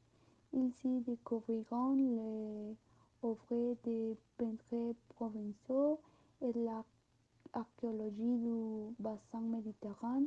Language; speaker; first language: French; non-native, learner; Spanish